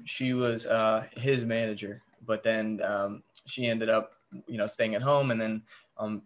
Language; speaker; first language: English; native; English